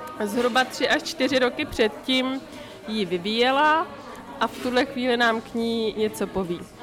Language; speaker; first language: Czech; native; Czech